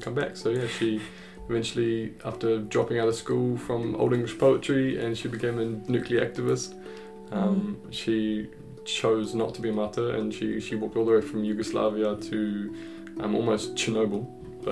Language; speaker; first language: English; native; English